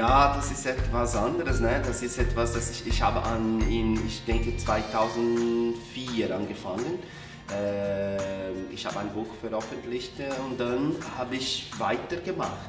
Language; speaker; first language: German; non-native, fluent; Portuguese